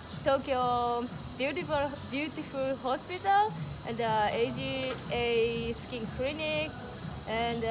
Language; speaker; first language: English; non-native, learner; Japanese